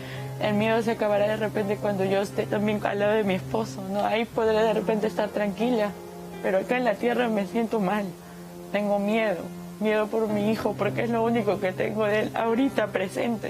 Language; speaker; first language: Spanish; native; Spanish